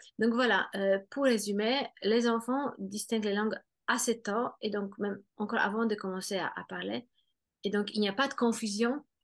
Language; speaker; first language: French; non-native, fluent; Polish